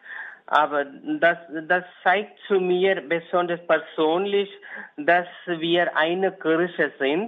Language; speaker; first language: German; non-native, learner; Tamil